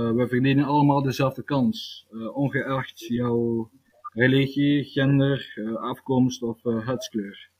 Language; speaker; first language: Dutch; early bilingual, other home language; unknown